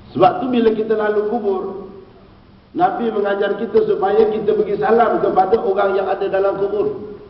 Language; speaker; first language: Malay; native; Malay